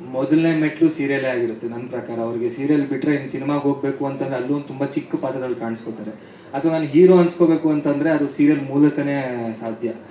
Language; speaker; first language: Kannada; native; Kannada